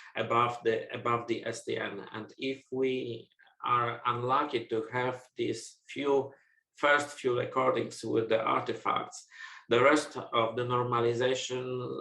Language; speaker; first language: English; non-native, fluent; Polish